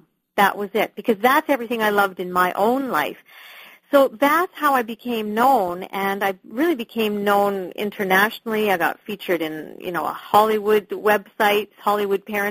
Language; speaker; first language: English; native; English